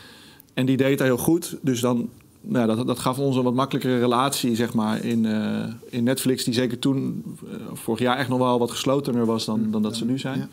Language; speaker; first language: Dutch; native; Dutch